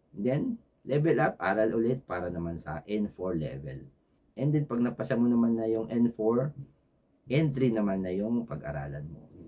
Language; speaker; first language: Filipino; native; Filipino